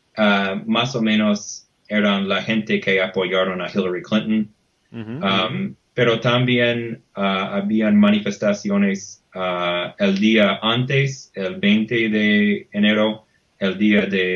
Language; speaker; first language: Spanish; non-native, fluent; English